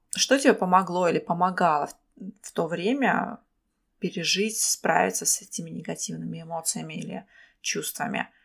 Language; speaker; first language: Russian; native; Russian